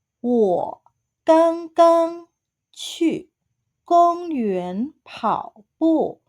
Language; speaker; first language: Chinese; non-native, fluent; Thai